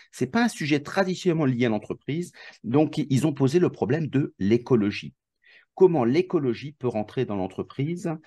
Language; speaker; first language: French; native; French